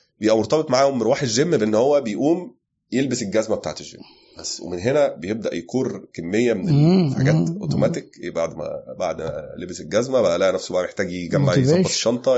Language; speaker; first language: Arabic; native; Arabic